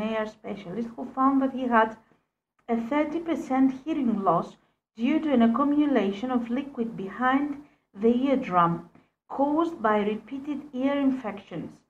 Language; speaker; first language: English; non-native, fluent; Greek